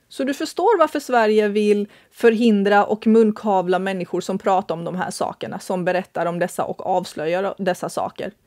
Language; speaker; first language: Swedish; early bilingual, other home language; Bosnian